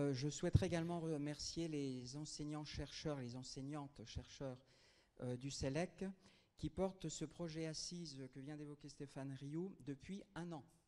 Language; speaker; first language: French; native; French